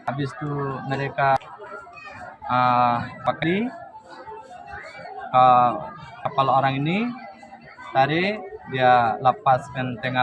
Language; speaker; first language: Indonesian; non-native, learner; Rohingya